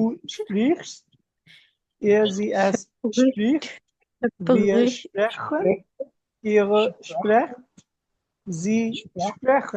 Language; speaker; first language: German; non-native, learner; Hindi